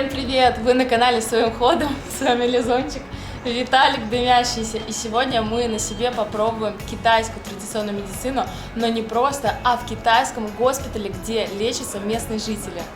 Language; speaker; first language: Russian; native; Russian